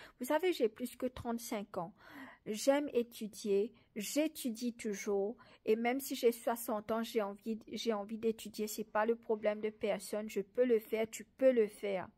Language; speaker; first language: French; non-native, local second language; Morisyen